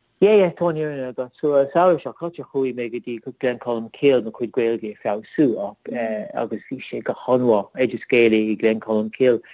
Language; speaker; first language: Irish; non-native, learner; English